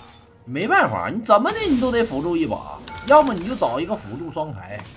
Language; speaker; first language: Chinese; native; Chinese